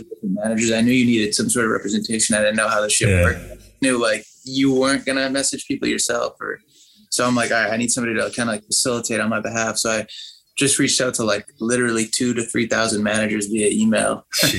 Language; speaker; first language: English; native; English